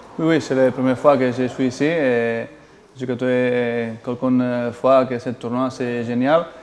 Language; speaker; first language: French; non-native, fluent; Spanish